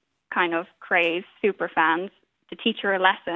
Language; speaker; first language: English; native; English